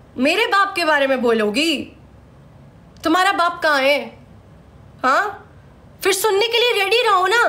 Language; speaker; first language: Urdu; native; Urdu